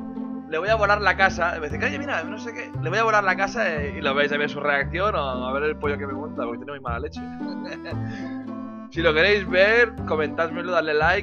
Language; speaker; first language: Spanish; native; Spanish